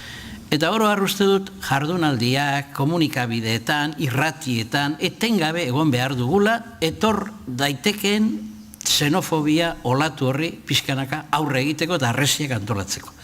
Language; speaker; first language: Basque; native; Basque